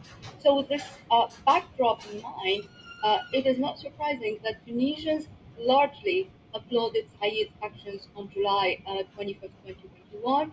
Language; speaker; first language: English; non-native, local second language; Arabic